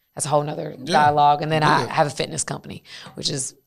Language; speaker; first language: English; native; English